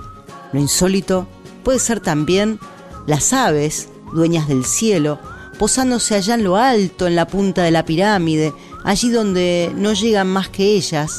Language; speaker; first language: Spanish; native; Spanish